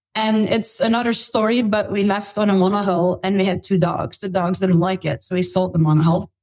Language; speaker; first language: English; non-native, fluent; Dutch